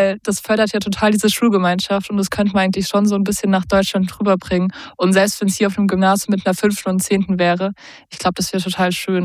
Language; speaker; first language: German; native; German